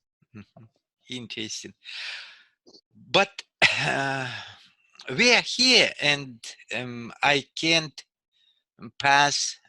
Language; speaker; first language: English; non-native, learner; Russian